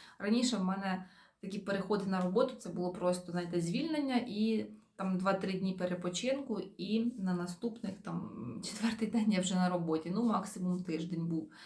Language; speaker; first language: Ukrainian; non-native, local second language; Russian